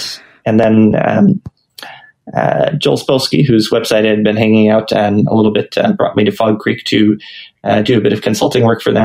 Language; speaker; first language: English; native; English